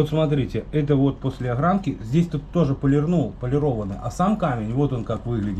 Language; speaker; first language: Russian; native; Russian